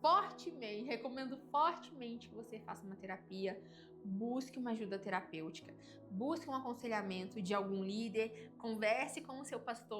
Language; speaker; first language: Portuguese; native; Portuguese